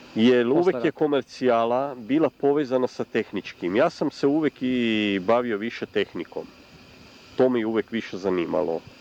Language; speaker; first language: Serbian; non-native, local second language; Hungarian